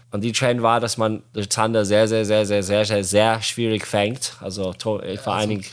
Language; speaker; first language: German; non-native, fluent; Arabic